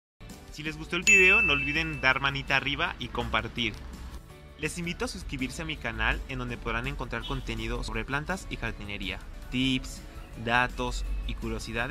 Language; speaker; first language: Spanish; native; Spanish